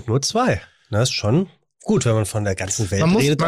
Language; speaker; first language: German; native; German